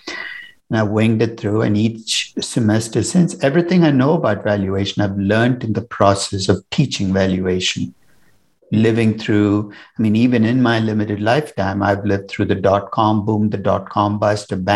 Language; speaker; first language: English; non-native, local second language; Tamil